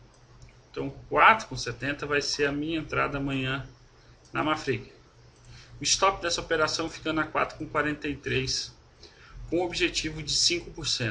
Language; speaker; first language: Portuguese; native; Portuguese